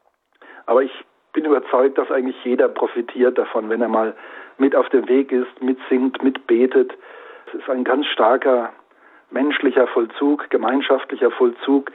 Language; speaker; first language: German; native; German